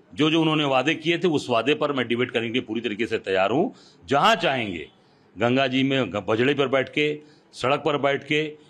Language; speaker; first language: Hindi; native; Hindi